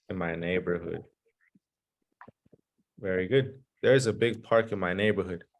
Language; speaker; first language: English; early bilingual, other home language; Spanish